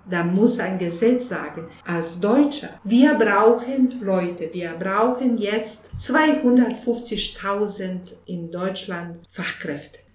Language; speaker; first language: German; non-native, fluent; Bosnian